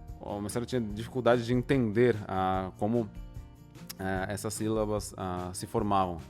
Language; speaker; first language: Portuguese; native; Portuguese